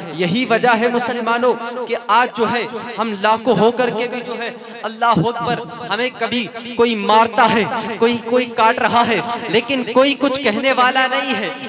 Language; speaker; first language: Hindi; native; Hindi